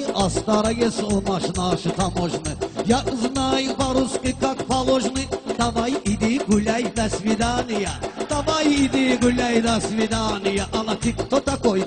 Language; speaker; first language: Russian; non-native, learner; Talysh